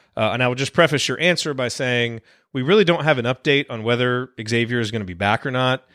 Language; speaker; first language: English; native; English